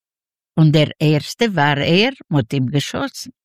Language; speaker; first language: German; non-native, learner; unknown